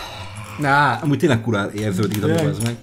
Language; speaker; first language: Hungarian; native; Hungarian